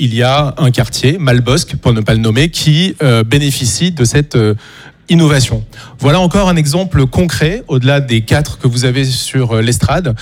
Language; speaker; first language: French; native; French